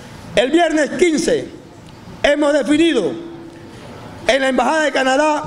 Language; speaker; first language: Spanish; native; Spanish